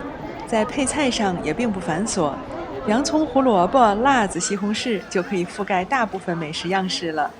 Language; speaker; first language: Chinese; native; Chinese